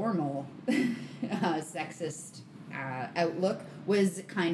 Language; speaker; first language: English; native; English